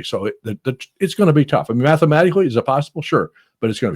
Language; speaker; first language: English; native; English